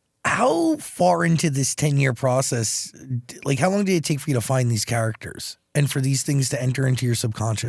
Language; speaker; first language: English; native; English